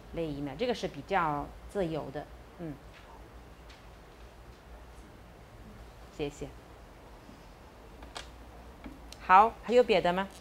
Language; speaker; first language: Chinese; non-native, fluent; Italian